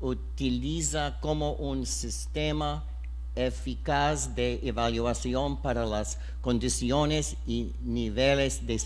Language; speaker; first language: Spanish; non-native, learner; English